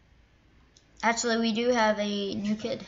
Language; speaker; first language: English; native; English